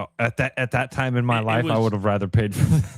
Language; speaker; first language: English; native; English